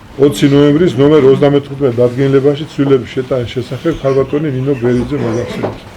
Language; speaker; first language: Georgian; non-native, local second language; Azerbaijani